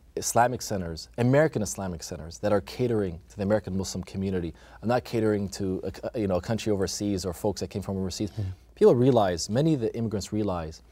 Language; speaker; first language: English; native; English